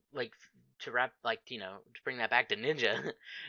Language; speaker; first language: English; native; English